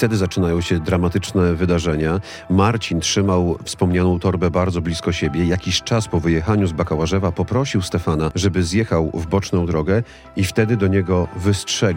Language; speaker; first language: Polish; native; Polish